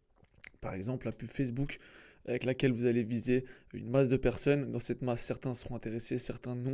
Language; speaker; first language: French; native; French